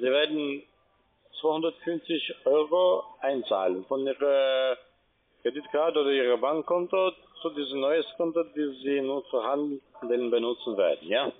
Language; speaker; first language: German; non-native, fluent; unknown